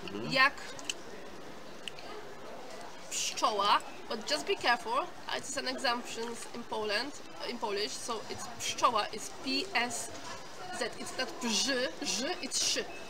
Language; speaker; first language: English; non-native, fluent; Polish